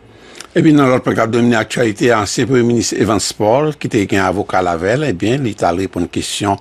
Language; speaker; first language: French; early bilingual, heritage; Haitian Creole